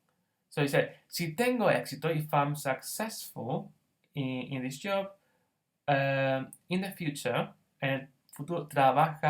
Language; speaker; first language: Spanish; non-native, fluent; English